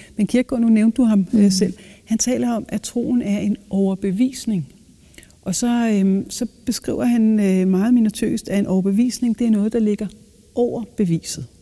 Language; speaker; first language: Danish; native; Danish